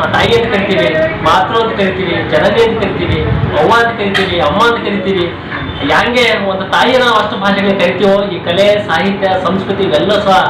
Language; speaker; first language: Kannada; native; Kannada